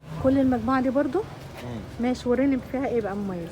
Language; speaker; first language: Arabic; native; Arabic